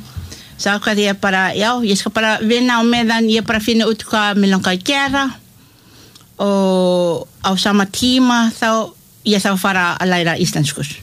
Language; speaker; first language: Icelandic; non-native, learner; Malay